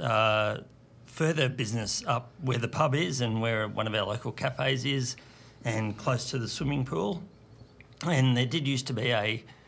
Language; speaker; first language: English; native; English